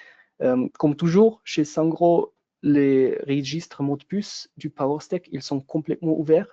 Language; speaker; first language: French; non-native, local second language; German